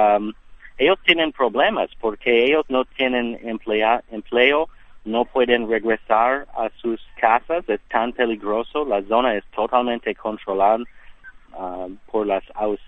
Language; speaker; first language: Spanish; non-native, learner; English